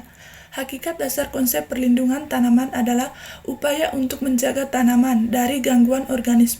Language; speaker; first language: Indonesian; non-native, learner; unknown